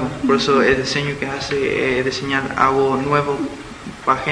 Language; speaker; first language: Spanish; early bilingual, heritage; Spanish